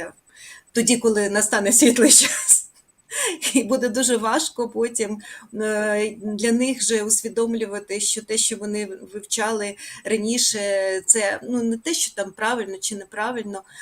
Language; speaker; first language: Ukrainian; native; Ukrainian